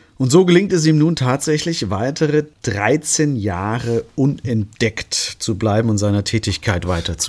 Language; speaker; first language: German; native; German